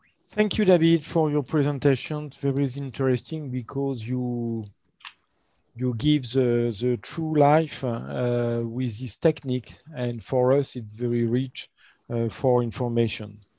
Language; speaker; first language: English; non-native, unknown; French